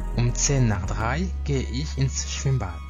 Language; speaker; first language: German; non-native, fluent; French